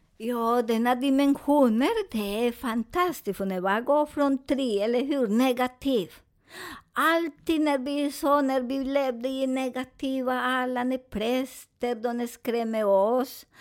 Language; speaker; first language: Swedish; non-native, fluent; Spanish